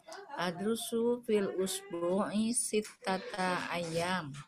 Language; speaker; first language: Arabic; non-native, learner; Indonesian